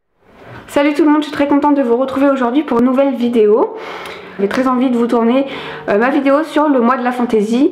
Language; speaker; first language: French; native; French